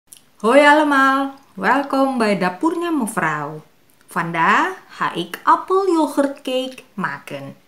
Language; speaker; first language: Dutch; non-native, fluent; Indonesian